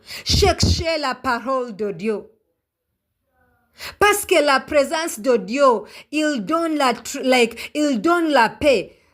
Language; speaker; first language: French; non-native, learner; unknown